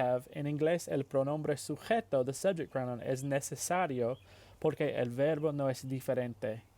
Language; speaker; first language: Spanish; non-native, fluent; English